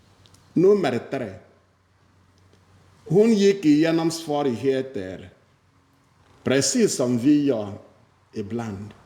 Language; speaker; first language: Swedish; non-native, fluent; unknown